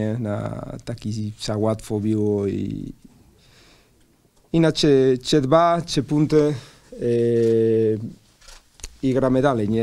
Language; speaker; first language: Polish; non-native, learner; Spanish